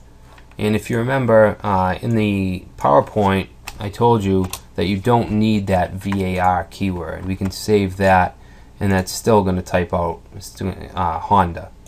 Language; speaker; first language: English; native; English